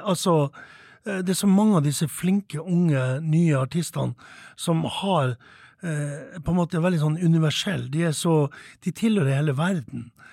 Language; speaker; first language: Norwegian; native; Norwegian